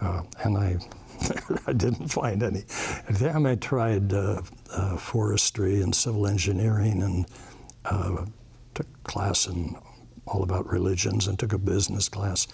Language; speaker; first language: English; native; English